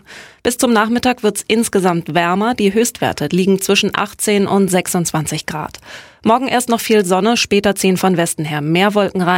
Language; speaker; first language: German; native; German